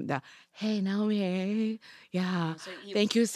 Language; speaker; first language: English; non-native, learner; Japanese